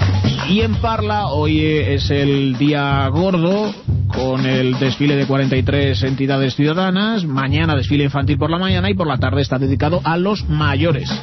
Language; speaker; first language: Spanish; native; Spanish